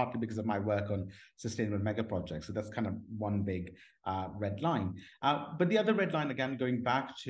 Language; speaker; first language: English; non-native, local second language; Urdu